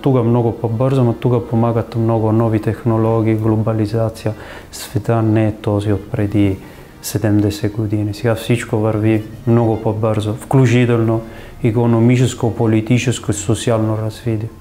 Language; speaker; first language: Bulgarian; non-native, fluent; Italian